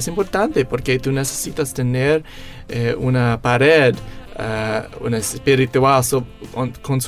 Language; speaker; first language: Spanish; non-native, learner; English